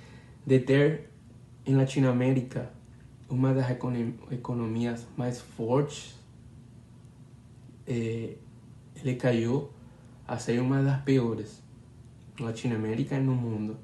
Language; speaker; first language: Portuguese; non-native, learner; Spanish